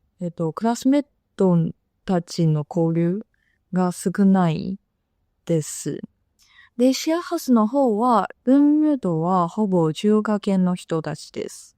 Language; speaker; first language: Japanese; non-native, fluent; Chinese